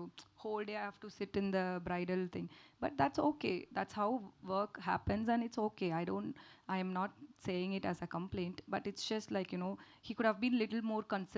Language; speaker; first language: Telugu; non-native, learner; Tamil